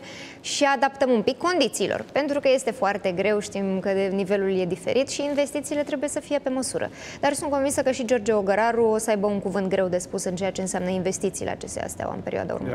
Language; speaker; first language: Romanian; native; Romanian